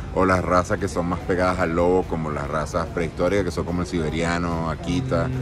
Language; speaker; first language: Spanish; native; Spanish